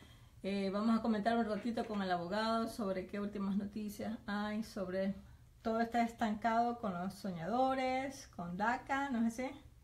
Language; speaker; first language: Spanish; native; Spanish